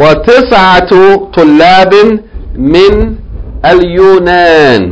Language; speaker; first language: Arabic; non-native, fluent; English